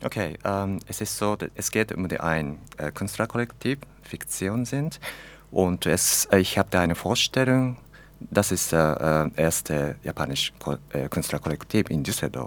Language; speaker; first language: German; non-native, learner; Japanese